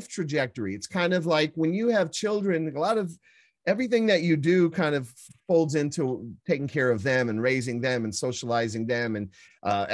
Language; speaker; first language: English; native; English